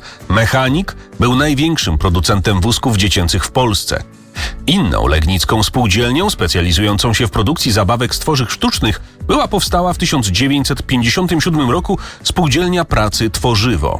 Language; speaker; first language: Polish; native; Polish